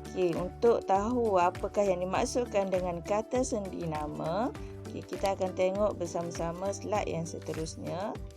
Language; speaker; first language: Malay; native; Malay